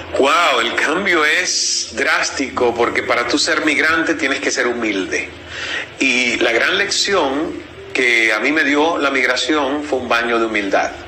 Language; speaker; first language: Spanish; native; Spanish